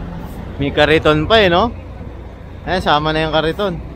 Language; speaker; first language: Filipino; native; Filipino